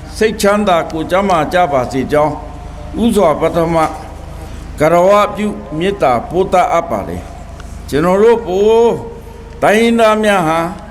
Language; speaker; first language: Burmese; non-native, local second language; Pa'o Karen